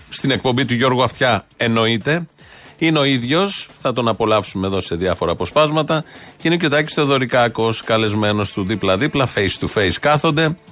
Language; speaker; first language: Greek; native; Greek